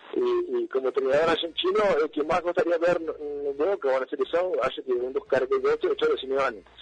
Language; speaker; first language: Portuguese; non-native, fluent; Spanish